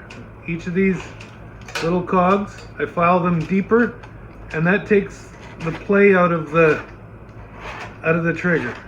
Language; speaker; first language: English; native; English